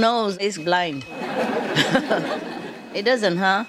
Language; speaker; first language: English; non-native, fluent; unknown